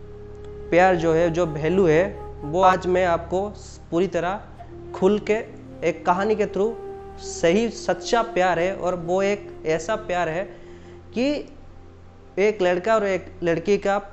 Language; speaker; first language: Hindi; non-native, local second language; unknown